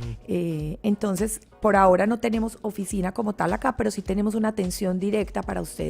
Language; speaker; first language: Spanish; native; Spanish